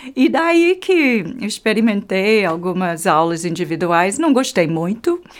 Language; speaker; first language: Portuguese; non-native, fluent; English